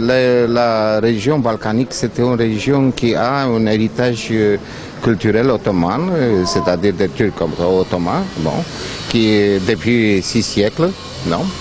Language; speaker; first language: French; non-native, fluent; Romanian